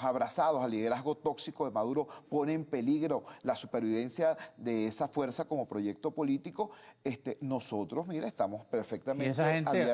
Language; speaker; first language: Spanish; native; Spanish